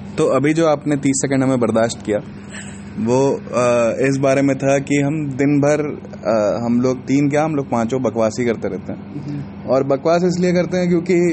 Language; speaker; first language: Hindi; native; Hindi